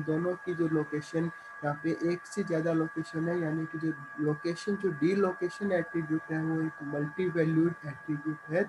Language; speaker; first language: Hindi; native; Hindi